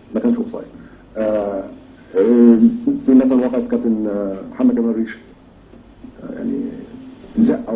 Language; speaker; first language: Arabic; native; Arabic